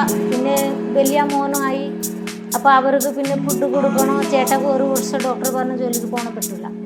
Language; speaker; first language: Malayalam; non-native, local second language; Bangla